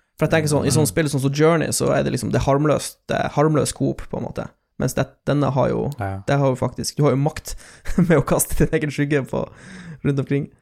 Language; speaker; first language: Norwegian; native; Norwegian